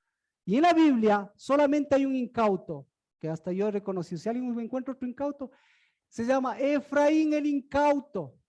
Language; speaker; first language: Spanish; native; Spanish